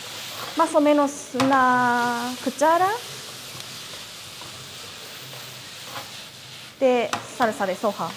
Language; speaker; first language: Spanish; non-native, fluent; Japanese